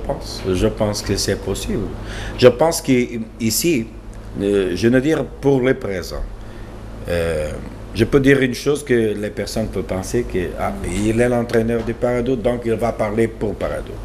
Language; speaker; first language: French; non-native, learner; Portuguese